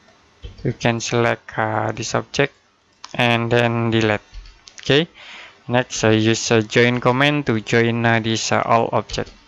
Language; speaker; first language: English; non-native, learner; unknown